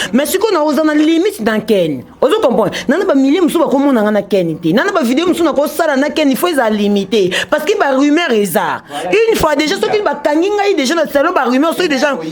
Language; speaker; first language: Lingala; native; Lingala